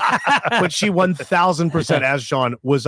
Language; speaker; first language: English; native; English